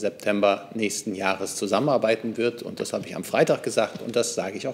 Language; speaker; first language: German; native; German